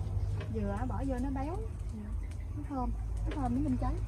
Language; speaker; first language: Vietnamese; native; Vietnamese